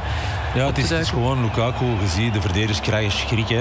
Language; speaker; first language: Dutch; native; Dutch